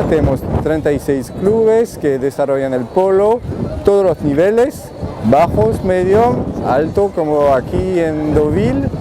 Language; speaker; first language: Spanish; non-native, fluent; French